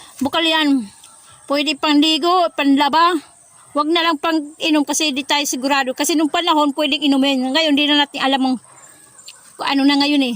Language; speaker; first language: Filipino; native; Filipino